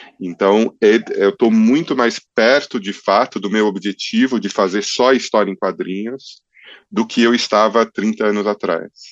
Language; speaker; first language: Portuguese; early bilingual, other home language; English